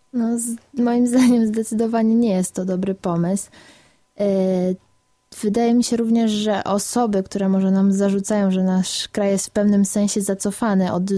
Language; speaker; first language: Polish; native; Polish